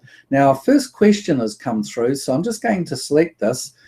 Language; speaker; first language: English; native; English